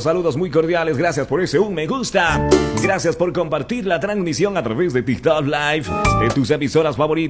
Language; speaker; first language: Spanish; native; Spanish